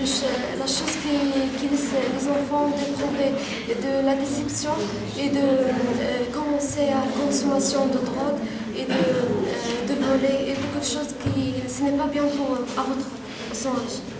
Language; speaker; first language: French; non-native, learner; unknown